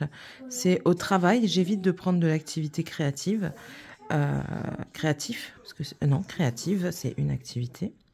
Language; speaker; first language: French; native; French